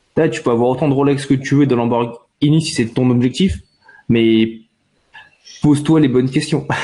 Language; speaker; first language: French; native; French